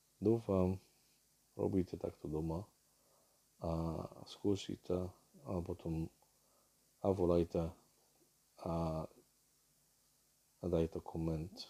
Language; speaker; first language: Slovak; non-native, learner; Arabic